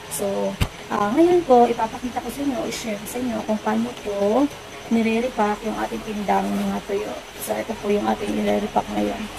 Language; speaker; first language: Filipino; non-native, local second language; Cebuano